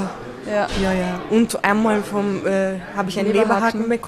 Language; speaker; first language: German; early bilingual, other home language; Turkish